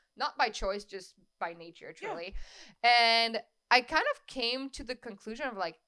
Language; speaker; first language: English; non-native, fluent; French